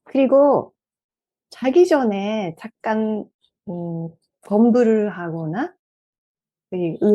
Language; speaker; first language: Korean; non-native, fluent; Japanese